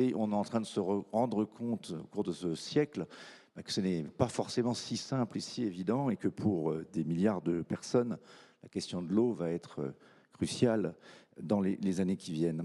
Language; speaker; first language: French; native; French